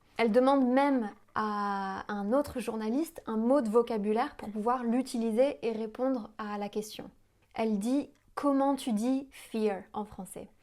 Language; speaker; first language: French; native; French